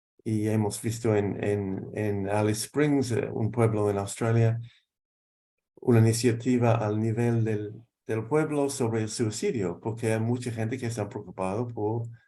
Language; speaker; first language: Spanish; non-native, fluent; English